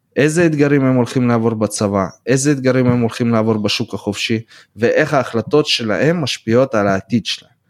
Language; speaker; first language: Hebrew; early bilingual, other home language; Russian